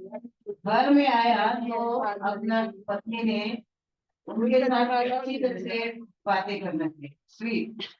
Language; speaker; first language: Hindi; non-native, local second language; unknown